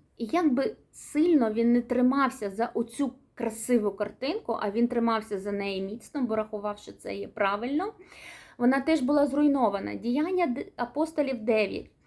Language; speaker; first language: Ukrainian; non-native, local second language; Russian